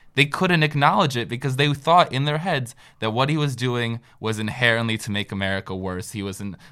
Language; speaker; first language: English; native; English